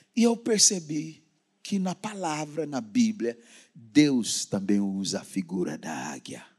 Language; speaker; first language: Portuguese; non-native, fluent; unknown